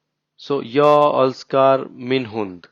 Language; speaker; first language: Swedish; non-native, learner; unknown